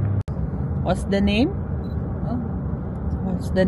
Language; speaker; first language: English; non-native, local second language; Filipino